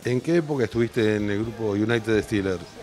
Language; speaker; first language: Spanish; native; Spanish